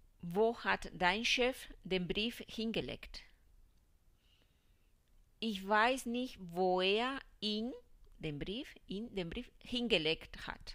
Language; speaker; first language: German; non-native, fluent; Spanish